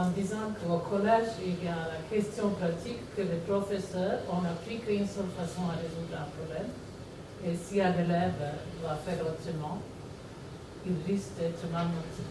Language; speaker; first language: French; non-native, fluent; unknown